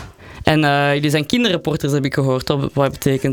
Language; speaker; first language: Dutch; native; Dutch